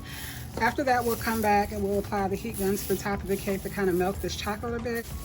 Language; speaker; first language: English; native; English